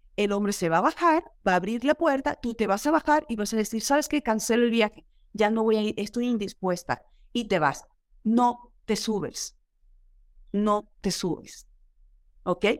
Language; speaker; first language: Spanish; native; Spanish